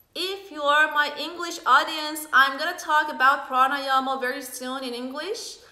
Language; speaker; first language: English; non-native, fluent; Persian